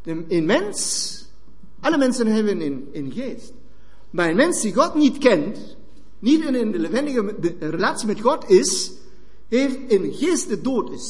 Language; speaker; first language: Dutch; non-native, fluent; German